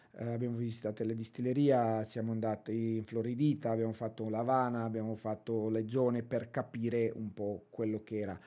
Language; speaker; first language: Italian; non-native, fluent; Romanian